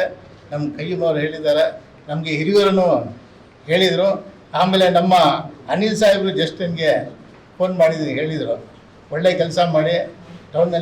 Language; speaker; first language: Kannada; non-native, local second language; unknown